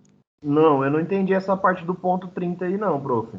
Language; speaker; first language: Portuguese; native; Portuguese